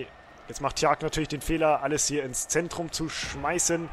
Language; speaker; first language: German; native; German